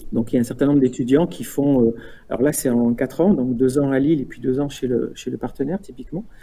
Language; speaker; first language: French; native; French